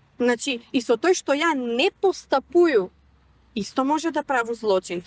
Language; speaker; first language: Macedonian; non-native, local second language; Serbian